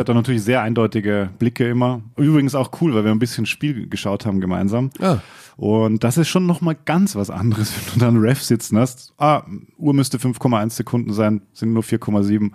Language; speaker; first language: German; native; German